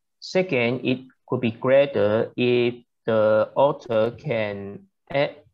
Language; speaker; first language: English; non-native, learner; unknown